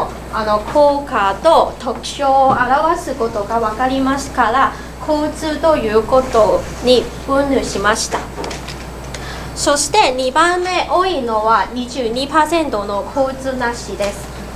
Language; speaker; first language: Japanese; non-native, learner; Cantonese